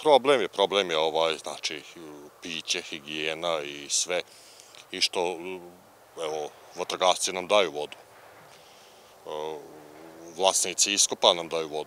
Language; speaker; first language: Serbian; native; Serbian